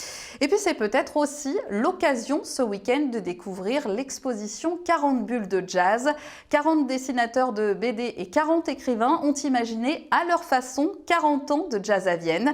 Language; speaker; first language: French; native; French